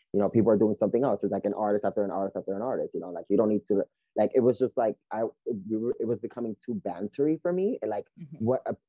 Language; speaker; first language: English; early bilingual, other home language; Spanish